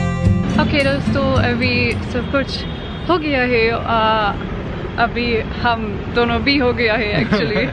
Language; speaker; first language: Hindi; non-native, learner; German